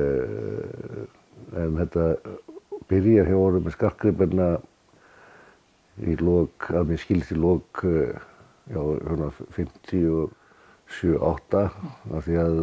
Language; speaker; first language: Icelandic; native; Icelandic